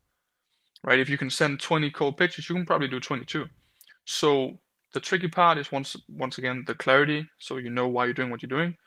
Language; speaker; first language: English; non-native, fluent; Danish